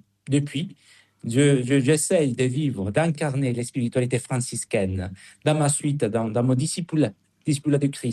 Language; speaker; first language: French; non-native, fluent; Spanish